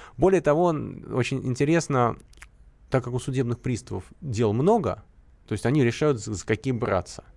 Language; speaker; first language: Russian; native; Russian